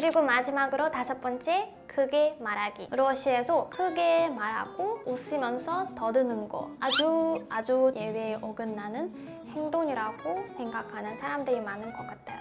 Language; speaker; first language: Korean; non-native, fluent; Russian